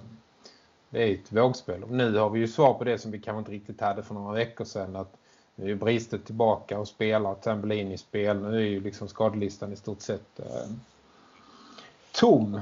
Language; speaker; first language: Swedish; native; Swedish